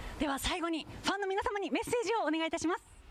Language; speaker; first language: Japanese; native; Japanese